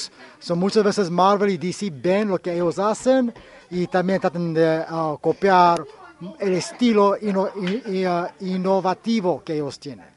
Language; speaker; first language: Spanish; early bilingual, heritage; Spanish